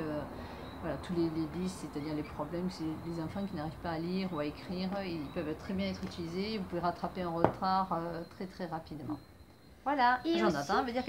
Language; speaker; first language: French; native; French